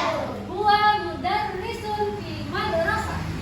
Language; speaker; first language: Arabic; non-native, fluent; Indonesian